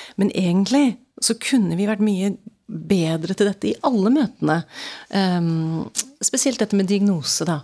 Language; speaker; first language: Norwegian; early bilingual, other home language; English